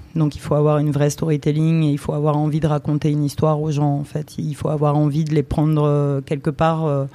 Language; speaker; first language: French; early bilingual, other home language; Romanian